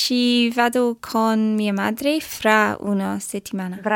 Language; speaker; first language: Italian; non-native, learner; English